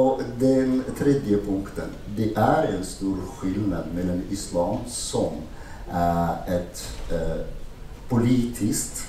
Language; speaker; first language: Swedish; non-native, fluent; Arabic